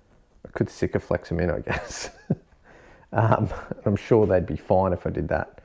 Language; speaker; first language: English; native; English